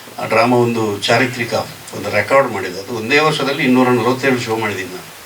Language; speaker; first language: Kannada; non-native, local second language; Tulu